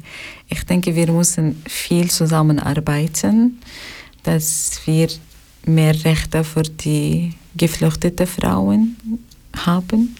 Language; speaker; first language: German; non-native, learner; Arabic